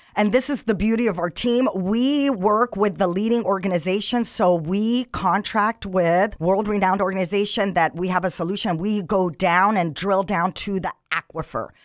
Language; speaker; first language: English; non-native, fluent; Arabic